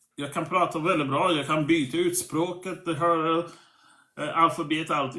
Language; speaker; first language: Swedish; non-native, fluent; English